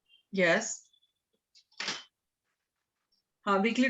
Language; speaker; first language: Hindi; native; Hindi